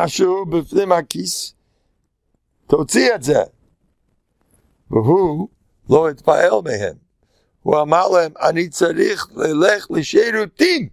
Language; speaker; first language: Hebrew; non-native, fluent; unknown